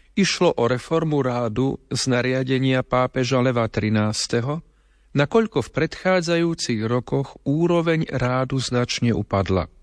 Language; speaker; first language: Slovak; native; Slovak